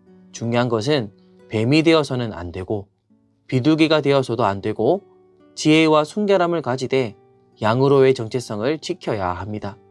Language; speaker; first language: Korean; native; Korean